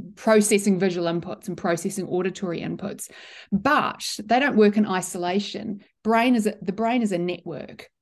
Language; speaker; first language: English; native; English